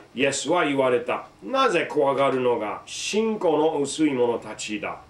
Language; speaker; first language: Japanese; non-native, fluent; English